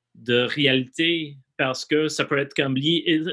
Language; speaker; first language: French; non-native, fluent; English